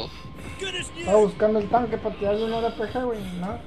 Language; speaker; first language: Spanish; native; Spanish